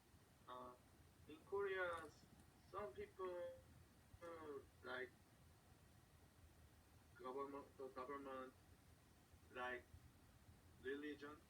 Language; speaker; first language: English; non-native, learner; Korean